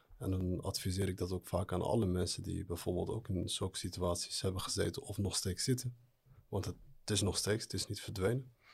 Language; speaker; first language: Dutch; early bilingual, other home language; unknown